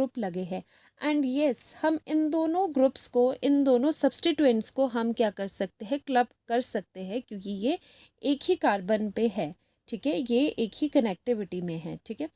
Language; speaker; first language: Hindi; native; Hindi